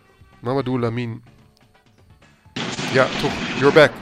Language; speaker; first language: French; non-native, learner; Dutch